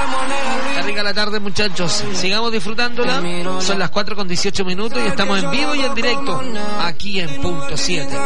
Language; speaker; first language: Spanish; native; Spanish